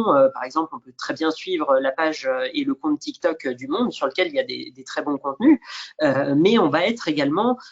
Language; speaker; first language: French; native; French